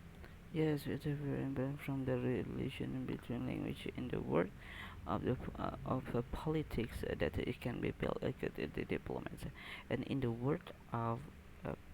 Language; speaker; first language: English; non-native, learner; Indonesian